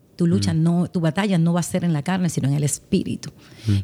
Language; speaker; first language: Spanish; native; Spanish